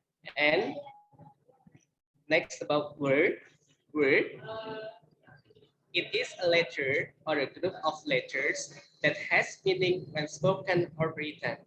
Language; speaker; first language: English; non-native, learner; Indonesian